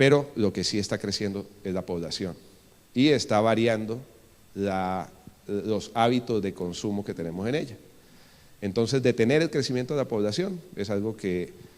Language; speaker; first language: Spanish; native; Spanish